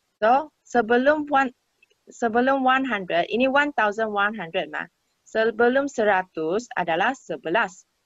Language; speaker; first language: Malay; non-native, local second language; Chinese